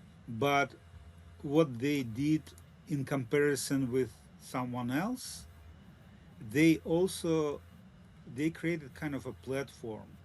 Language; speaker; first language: English; non-native, learner; Russian